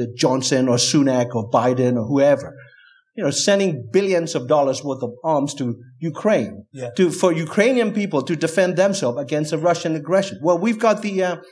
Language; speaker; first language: English; non-native, fluent; Burmese